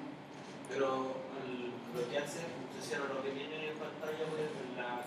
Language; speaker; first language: Spanish; native; Spanish